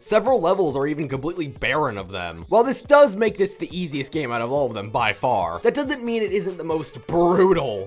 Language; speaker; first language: English; native; English